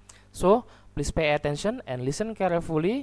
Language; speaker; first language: English; non-native, learner; Indonesian